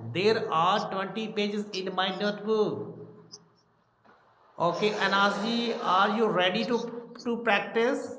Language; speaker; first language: English; non-native, local second language; Hindi